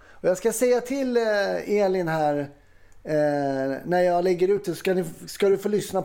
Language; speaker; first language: Swedish; native; Swedish